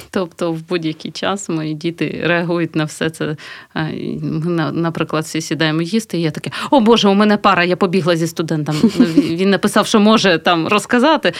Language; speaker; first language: Ukrainian; native; Ukrainian